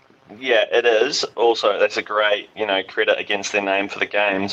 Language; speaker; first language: English; native; English